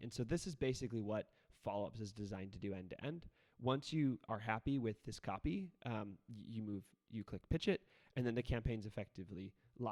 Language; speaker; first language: English; native; English